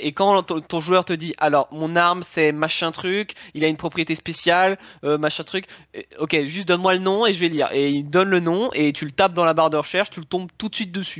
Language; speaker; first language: French; native; French